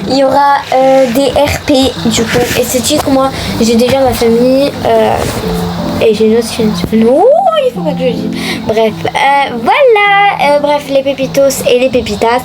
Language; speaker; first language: French; native; French